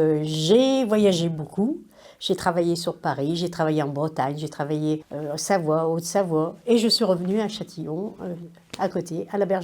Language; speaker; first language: French; native; French